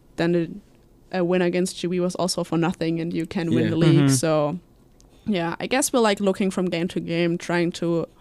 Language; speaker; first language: English; non-native, fluent; German